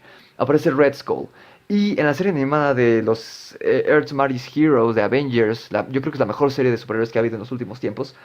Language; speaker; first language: Spanish; native; Spanish